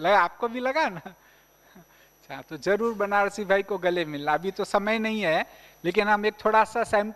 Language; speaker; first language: Hindi; native; Hindi